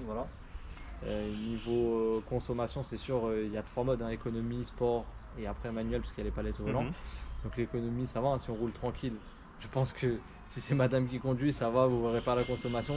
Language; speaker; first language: French; native; French